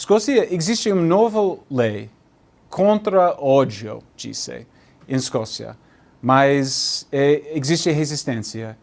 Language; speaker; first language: Portuguese; non-native, learner; English